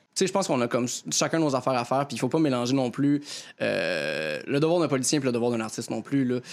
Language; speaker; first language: French; native; French